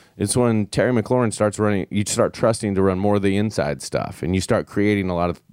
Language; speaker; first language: English; native; English